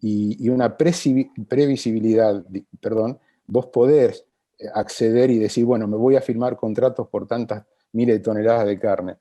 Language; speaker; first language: Spanish; native; Spanish